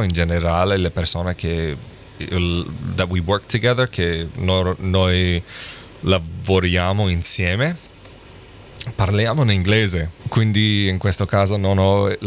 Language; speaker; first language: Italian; non-native, learner; English